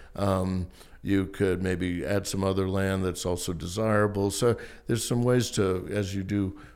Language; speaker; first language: English; native; English